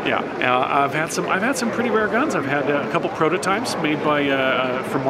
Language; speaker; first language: English; native; English